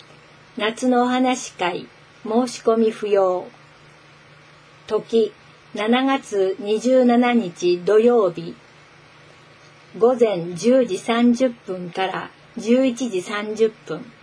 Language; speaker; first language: Japanese; native; Japanese